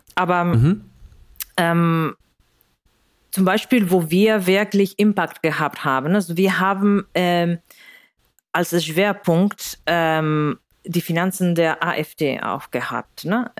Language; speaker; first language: German; non-native, fluent; Spanish